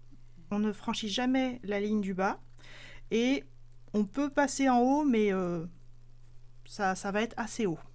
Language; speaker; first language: French; native; French